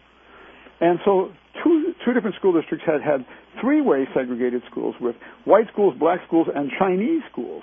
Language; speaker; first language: English; native; English